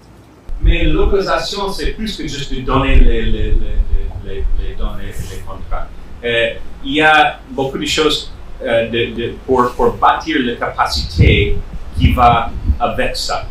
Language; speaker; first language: French; non-native, fluent; English